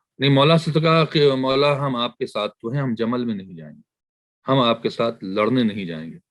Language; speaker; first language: Urdu; native; Urdu